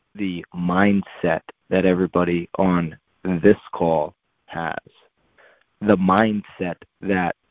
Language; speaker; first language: English; native; English